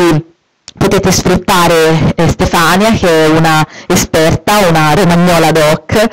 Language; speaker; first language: Italian; native; Italian